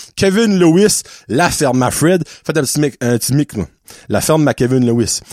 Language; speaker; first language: French; native; French